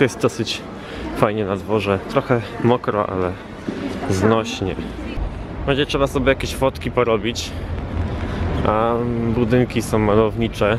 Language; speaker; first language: Polish; native; Polish